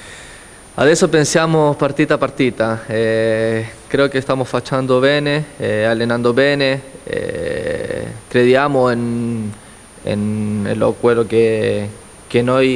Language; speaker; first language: Italian; non-native, learner; Spanish